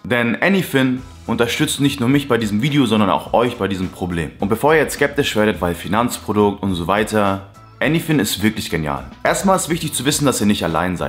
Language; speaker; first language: German; native; German